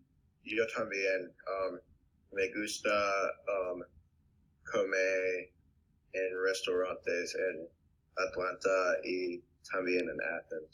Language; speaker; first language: Spanish; non-native, learner; English